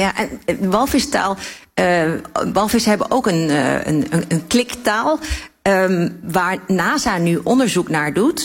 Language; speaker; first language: Dutch; native; Dutch